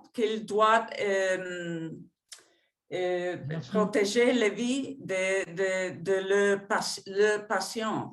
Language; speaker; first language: French; non-native, fluent; Spanish